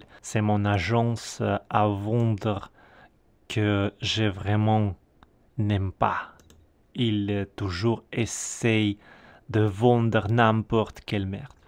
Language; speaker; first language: French; non-native, learner; Russian